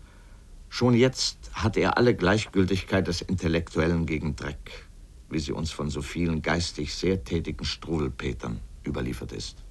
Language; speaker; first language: German; native; German